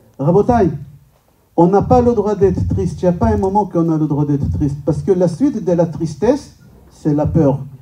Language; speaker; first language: French; non-native, fluent; Hebrew